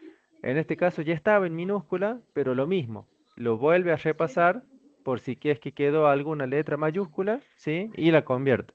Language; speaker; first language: Spanish; native; Spanish